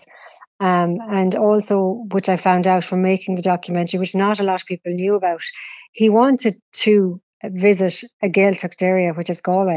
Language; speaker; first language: English; native; English